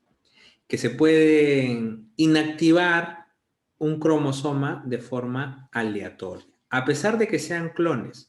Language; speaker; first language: Spanish; native; Spanish